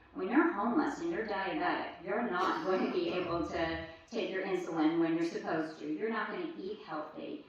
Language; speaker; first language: English; early bilingual, other home language; French